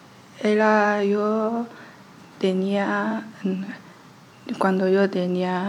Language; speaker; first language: Spanish; non-native, learner; Chinese